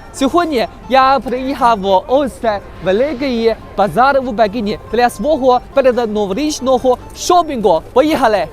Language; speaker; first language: Ukrainian; non-native, learner; Chinese